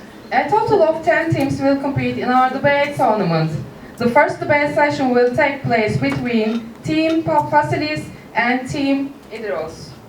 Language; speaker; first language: English; non-native, fluent; Turkish